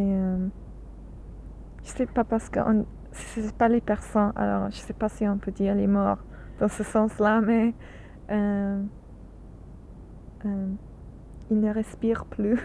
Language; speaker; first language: French; non-native, learner; English